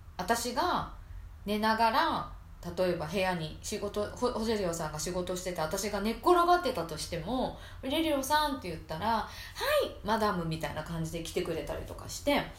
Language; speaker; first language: Japanese; native; Japanese